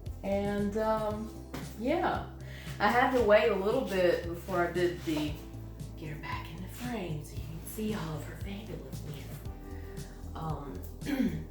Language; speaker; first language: English; native; English